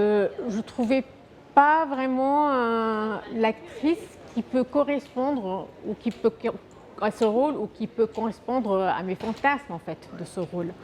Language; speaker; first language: French; non-native, fluent; Arabic